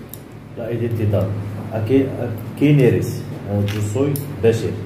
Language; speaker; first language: Spanish; non-native, learner; Arabic